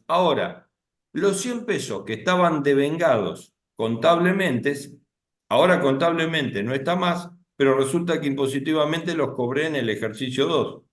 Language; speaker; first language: Spanish; native; Spanish